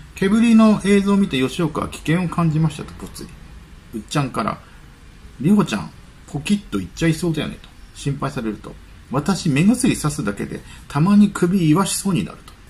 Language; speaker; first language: Japanese; native; Japanese